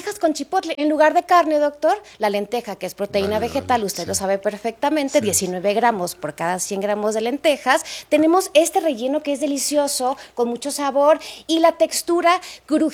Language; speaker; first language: Spanish; native; Spanish